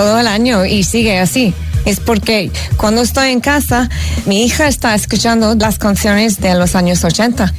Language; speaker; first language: Spanish; non-native, fluent; English